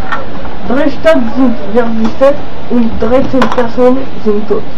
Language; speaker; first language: German; non-native, learner; French